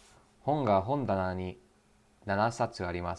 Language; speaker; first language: Japanese; non-native, learner; English